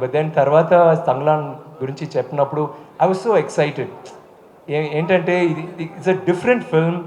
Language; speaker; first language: Telugu; non-native, local second language; Tamil